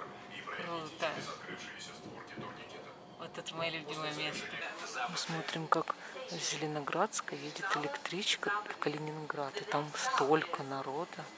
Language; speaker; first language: Russian; native; Russian